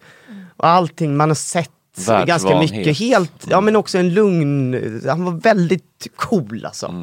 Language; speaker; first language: Swedish; native; Swedish